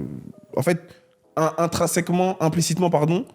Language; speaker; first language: French; native; French